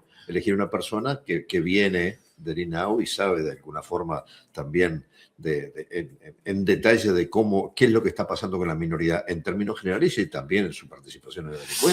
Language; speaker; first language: Spanish; native; Spanish